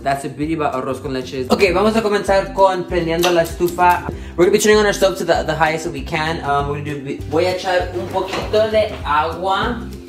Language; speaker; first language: English; early bilingual, other home language; Spanish